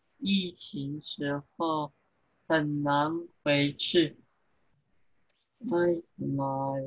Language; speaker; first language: Chinese; early bilingual, heritage; English